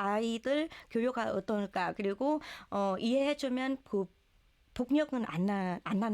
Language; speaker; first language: Korean; non-native, learner; Vietnamese